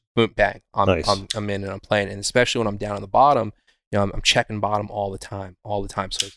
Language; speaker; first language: English; native; English